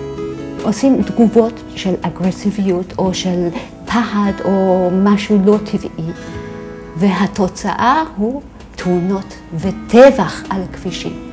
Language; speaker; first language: Hebrew; non-native, fluent; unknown